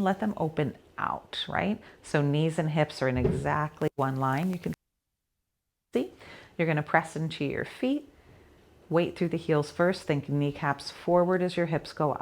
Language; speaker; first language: English; native; English